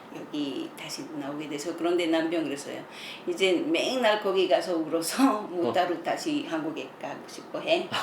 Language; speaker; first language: Korean; non-native, learner; Spanish